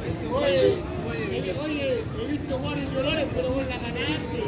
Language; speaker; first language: Spanish; native; Spanish